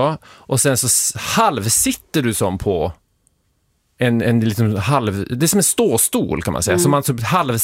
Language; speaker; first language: Swedish; native; Swedish